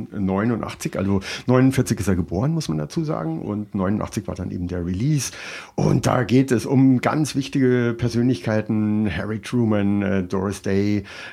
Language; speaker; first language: German; native; German